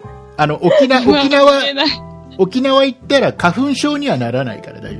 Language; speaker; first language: Japanese; native; Japanese